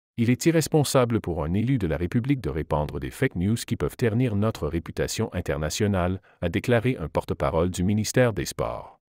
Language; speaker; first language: French; native; French